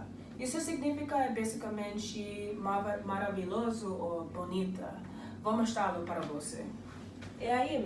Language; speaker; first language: Portuguese; non-native, learner; English